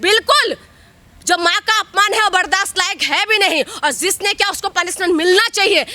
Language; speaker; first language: Hindi; non-native, local second language; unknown